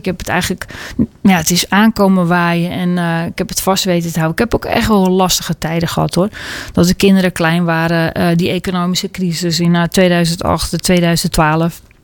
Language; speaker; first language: Dutch; native; Dutch